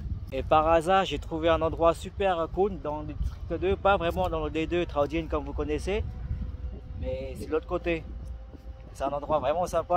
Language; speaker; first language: French; early bilingual, other home language; Vietnamese